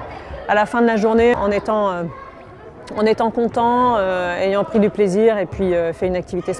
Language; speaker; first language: French; native; French